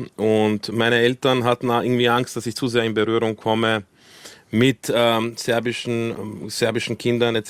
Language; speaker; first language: German; early bilingual, other home language; Croatian